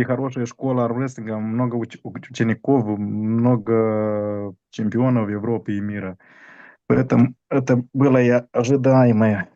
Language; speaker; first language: Russian; non-native, fluent; Romanian